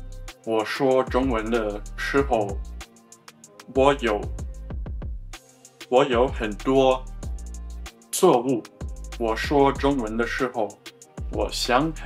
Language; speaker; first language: Chinese; non-native, learner; German